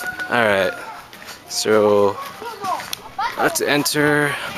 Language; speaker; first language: English; native; English